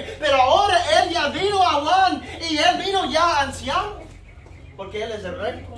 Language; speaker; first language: Spanish; non-native, fluent; English